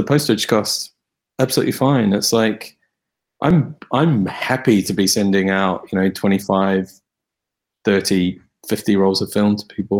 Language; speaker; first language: English; native; English